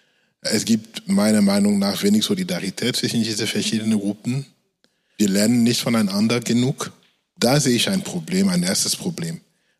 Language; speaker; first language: German; non-native, fluent; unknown